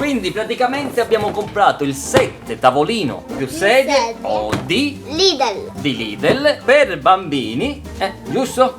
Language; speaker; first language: Italian; native; Italian